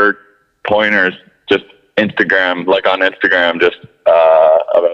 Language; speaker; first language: English; native; English